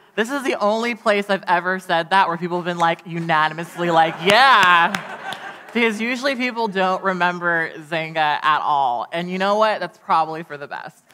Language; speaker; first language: English; native; English